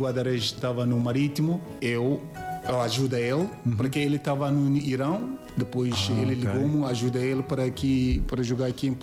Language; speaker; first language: Portuguese; non-native, learner; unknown